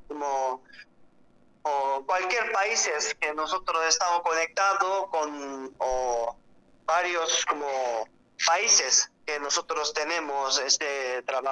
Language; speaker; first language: Spanish; non-native, learner; Korean